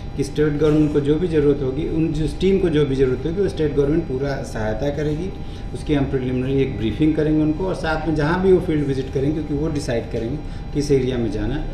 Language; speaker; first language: Hindi; native; Hindi